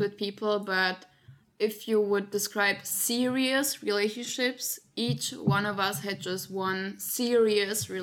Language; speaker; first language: English; non-native, fluent; Slovak